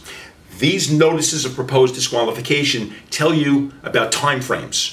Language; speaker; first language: English; native; English